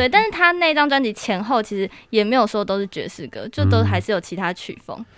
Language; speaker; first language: Chinese; native; Chinese